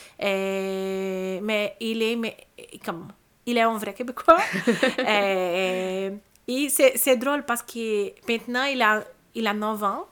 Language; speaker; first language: French; non-native, fluent; Portuguese